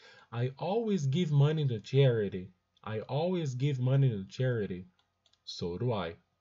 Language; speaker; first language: English; non-native, fluent; Portuguese